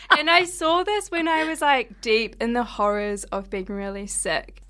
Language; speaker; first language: English; native; English